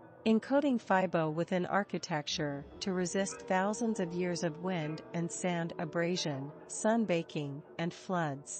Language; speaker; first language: English; non-native, fluent; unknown